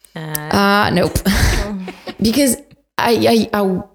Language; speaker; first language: English; non-native, fluent; Portuguese